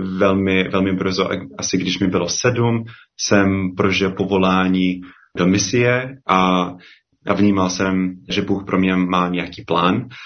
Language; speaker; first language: Czech; non-native, fluent; English